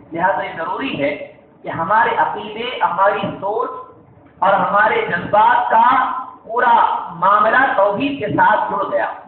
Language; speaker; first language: Urdu; native; Urdu